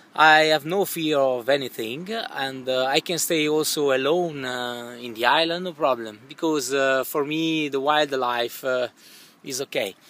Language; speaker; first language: English; non-native, learner; Italian